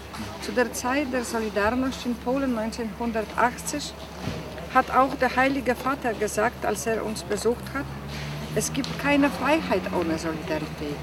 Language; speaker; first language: German; non-native, fluent; Polish